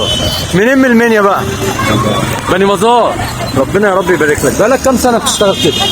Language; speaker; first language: Arabic; native; Arabic